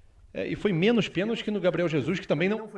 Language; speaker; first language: Portuguese; native; Portuguese